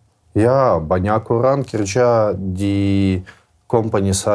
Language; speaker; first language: Indonesian; non-native, learner; Russian